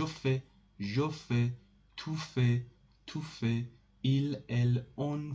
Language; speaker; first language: French; non-native, fluent; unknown